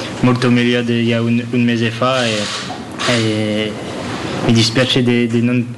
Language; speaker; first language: Italian; non-native, learner; French